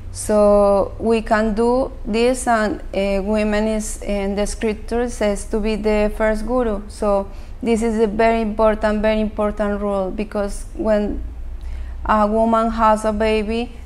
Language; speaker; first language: English; non-native, fluent; Spanish